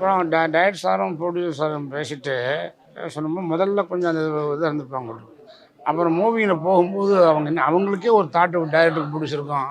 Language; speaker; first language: Tamil; native; Tamil